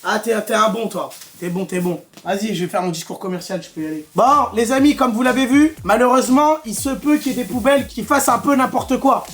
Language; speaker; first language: French; native; French